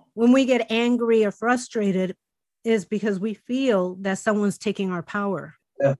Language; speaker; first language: English; early bilingual, other home language; Spanish